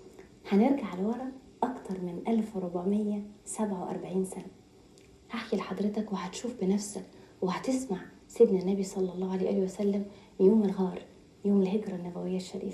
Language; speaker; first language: Arabic; native; Arabic